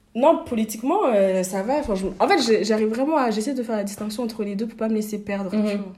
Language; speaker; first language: French; native; French